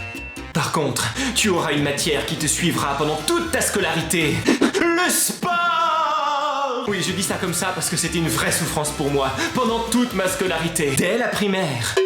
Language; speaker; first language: French; native; French